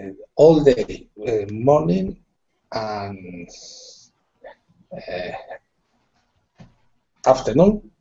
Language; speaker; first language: English; non-native, learner; Spanish